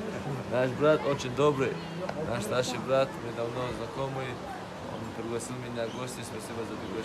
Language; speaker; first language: Russian; non-native, fluent; Chechen